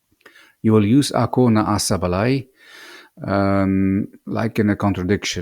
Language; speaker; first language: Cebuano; non-native, fluent; English